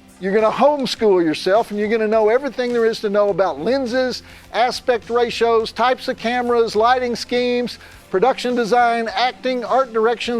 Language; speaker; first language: English; native; English